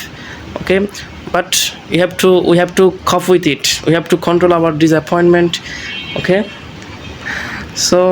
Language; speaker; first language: English; non-native, learner; Bangla